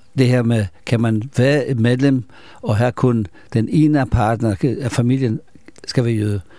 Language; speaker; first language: Danish; non-native, fluent; Hebrew